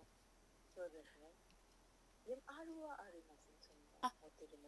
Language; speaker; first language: Japanese; non-native, learner; Nepali